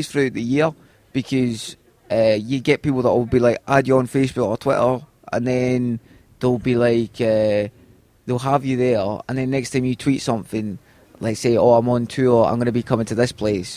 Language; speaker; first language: English; native; English